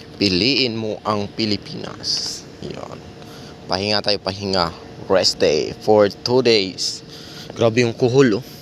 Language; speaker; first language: Filipino; non-native, local second language; Cebuano